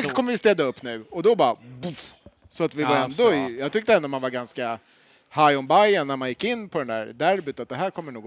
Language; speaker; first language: Swedish; native; Swedish